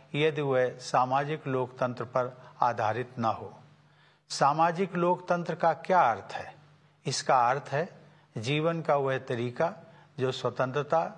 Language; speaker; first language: Hindi; native; Hindi